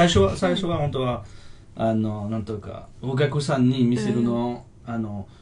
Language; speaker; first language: Japanese; non-native, fluent; French